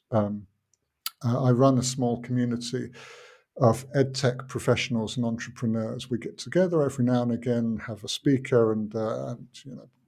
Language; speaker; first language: English; native; English